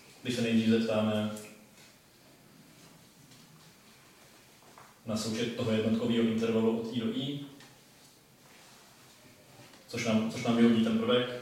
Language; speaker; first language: Czech; native; Czech